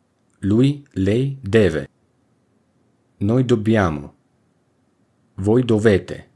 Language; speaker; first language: Italian; non-native, fluent; English